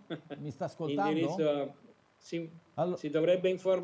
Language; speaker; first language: Italian; native; Italian